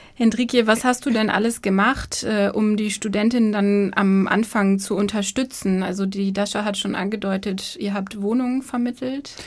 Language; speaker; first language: German; native; German